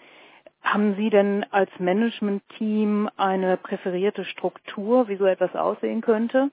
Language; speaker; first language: German; native; German